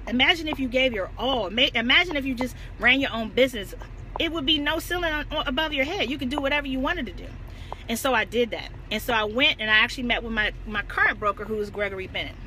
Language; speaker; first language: English; native; English